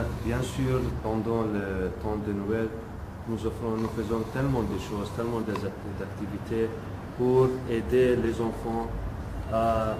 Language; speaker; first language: French; non-native, local second language; Arabic